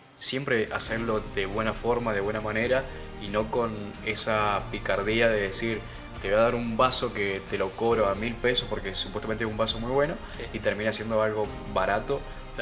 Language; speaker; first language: Spanish; native; Spanish